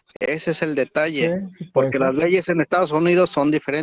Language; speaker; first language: Spanish; native; Spanish